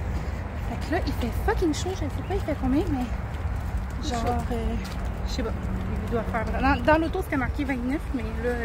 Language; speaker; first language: French; native; French